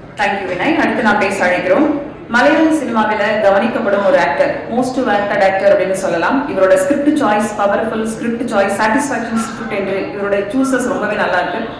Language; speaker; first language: Tamil; native; Tamil